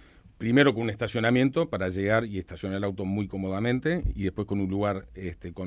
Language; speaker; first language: Spanish; native; Spanish